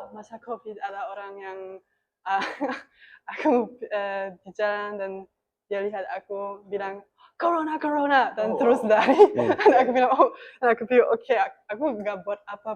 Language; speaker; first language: Indonesian; non-native, learner; German